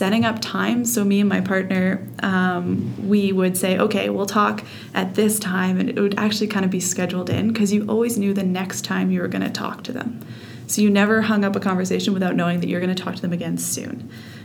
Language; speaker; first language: English; native; English